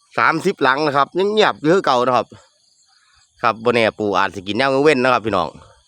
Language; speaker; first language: Thai; native; Thai